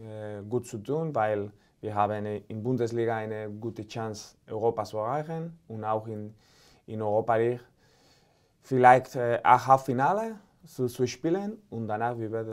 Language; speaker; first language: German; non-native, fluent; Spanish